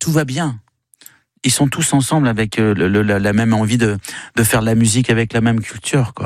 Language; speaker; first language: French; native; French